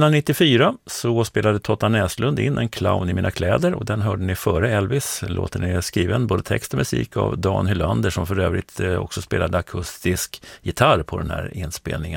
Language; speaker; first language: Swedish; native; Swedish